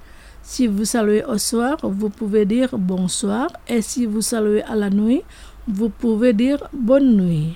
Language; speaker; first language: French; non-native, fluent; Indonesian